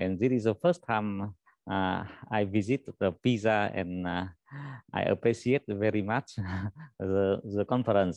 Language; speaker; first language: English; non-native, learner; Vietnamese